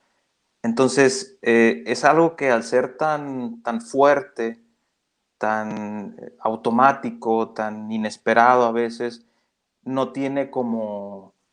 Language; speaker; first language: Spanish; native; Spanish